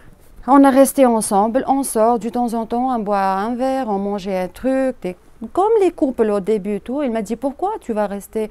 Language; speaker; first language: French; non-native, learner; Arabic